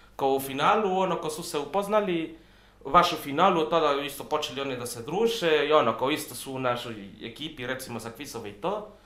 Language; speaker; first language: Serbian; non-native, fluent; Spanish